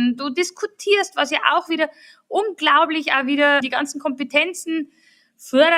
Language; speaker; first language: German; native; German